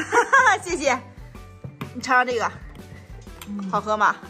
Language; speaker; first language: Chinese; native; Chinese